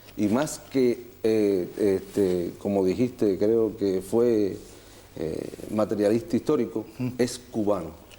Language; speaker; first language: Spanish; native; Spanish